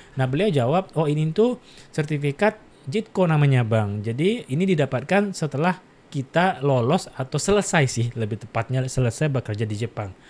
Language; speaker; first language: Indonesian; native; Indonesian